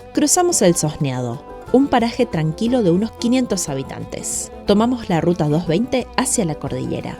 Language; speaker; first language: Spanish; native; Spanish